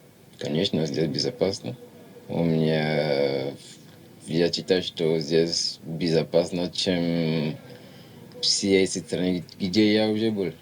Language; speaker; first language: Russian; non-native, learner; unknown